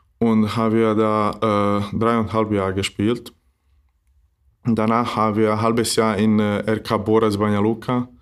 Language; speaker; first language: German; non-native, learner; Bosnian